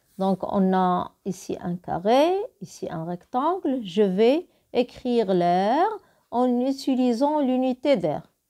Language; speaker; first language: French; non-native, local second language; Arabic